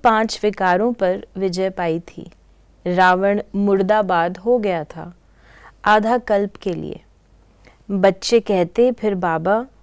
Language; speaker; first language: Hindi; native; Hindi